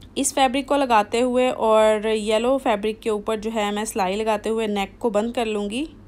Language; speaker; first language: Urdu; native; Urdu